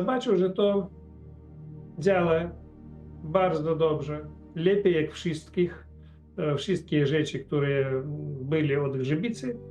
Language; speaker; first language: Polish; non-native, learner; Russian